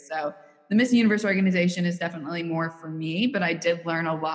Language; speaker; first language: English; native; English